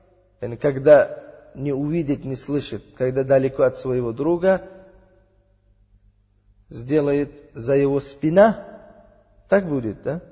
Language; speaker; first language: Russian; non-native, learner; Uzbek